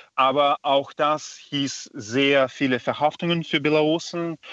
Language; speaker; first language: German; non-native, fluent; Belarusian